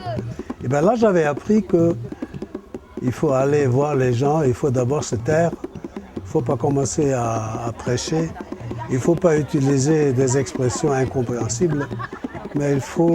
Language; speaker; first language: French; non-native, fluent; German